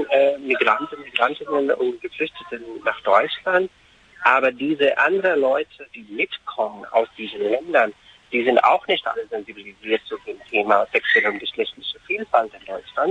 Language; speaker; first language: German; non-native, fluent; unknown